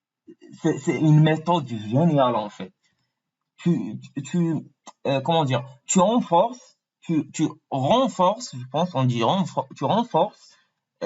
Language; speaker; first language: French; non-native, fluent; Arabic